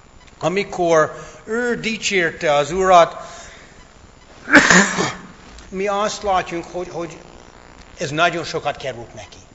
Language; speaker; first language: Hungarian; non-native, fluent; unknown